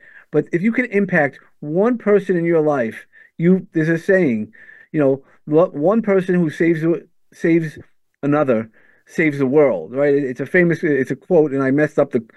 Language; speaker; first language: English; native; English